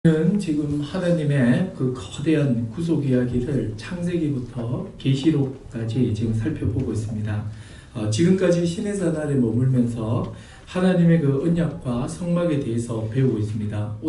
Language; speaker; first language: Korean; native; Korean